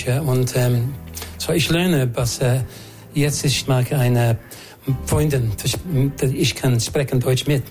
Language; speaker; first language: German; non-native, learner; English